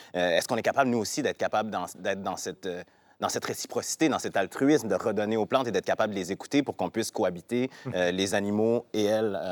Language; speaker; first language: French; native; French